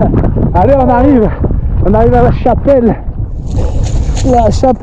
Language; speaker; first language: French; native; French